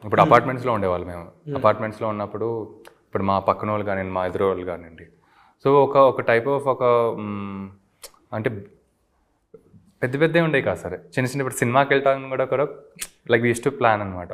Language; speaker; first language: Telugu; native; Telugu